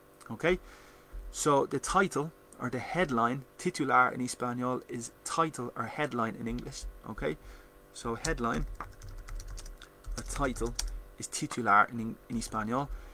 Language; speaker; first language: English; native; English